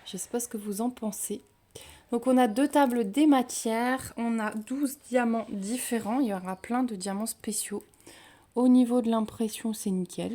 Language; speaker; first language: French; native; French